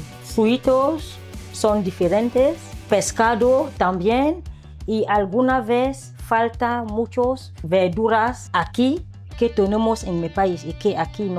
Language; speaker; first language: Spanish; non-native, learner; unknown